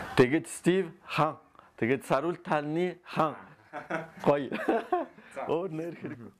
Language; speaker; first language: Mongolian; non-native, learner; French